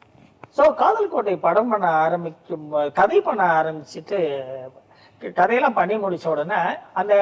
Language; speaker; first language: Tamil; native; Tamil